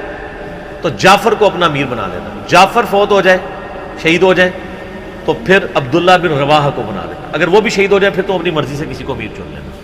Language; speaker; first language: Urdu; non-native, local second language; Punjabi